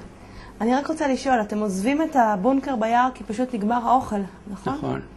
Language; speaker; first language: Hebrew; native; Hebrew